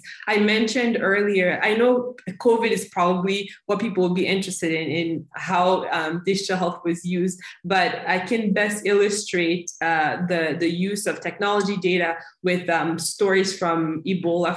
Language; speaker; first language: English; native; English